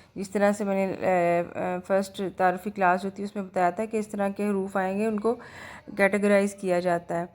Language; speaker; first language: Urdu; native; Urdu